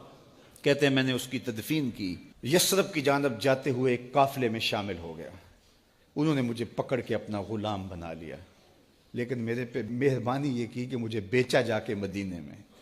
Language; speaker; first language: Urdu; native; Urdu